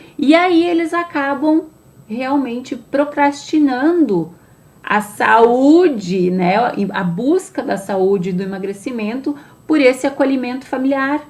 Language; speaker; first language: Portuguese; native; Portuguese